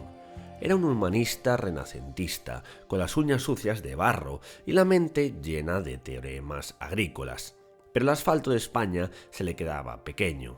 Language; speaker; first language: Spanish; native; Spanish